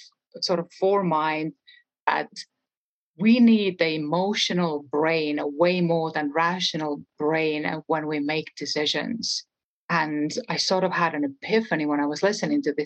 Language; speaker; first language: English; non-native, fluent; Estonian